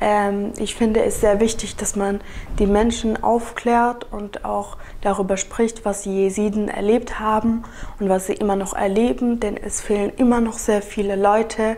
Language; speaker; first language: German; early bilingual, other home language; Kurdish